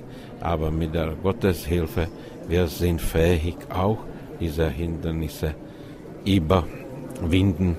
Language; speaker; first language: German; non-native, fluent; Czech